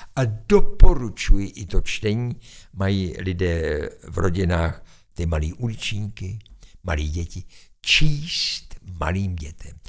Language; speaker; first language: Czech; native; Czech